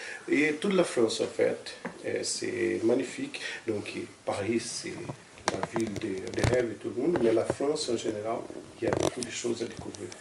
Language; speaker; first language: French; non-native, fluent; Portuguese